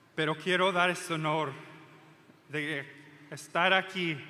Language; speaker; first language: Spanish; early bilingual, other home language; English